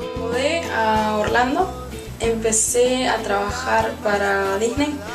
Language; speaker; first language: Spanish; native; Spanish